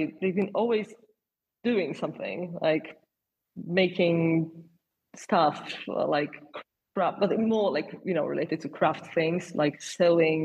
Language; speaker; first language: English; non-native, fluent; Polish